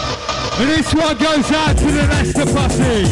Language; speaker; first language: English; native; English